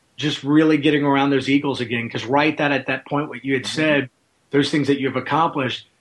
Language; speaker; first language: English; native; English